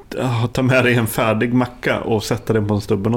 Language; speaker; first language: Swedish; native; Swedish